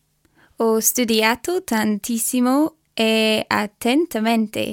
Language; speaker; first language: Italian; non-native, learner; English